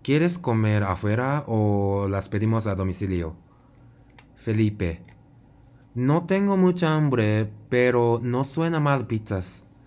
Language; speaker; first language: Spanish; non-native, fluent; Japanese